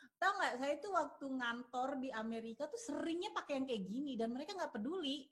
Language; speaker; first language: Indonesian; native; Indonesian